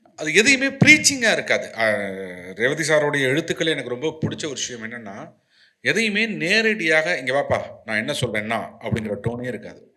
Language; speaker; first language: Tamil; non-native, local second language; Malayalam